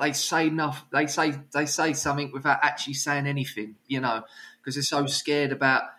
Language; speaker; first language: English; native; English